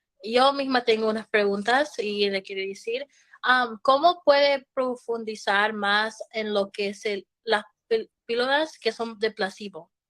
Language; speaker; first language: Spanish; early bilingual, heritage; Spanish